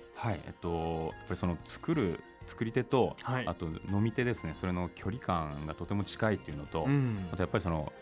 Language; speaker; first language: Japanese; native; Japanese